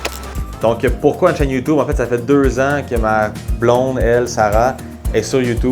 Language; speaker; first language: French; native; French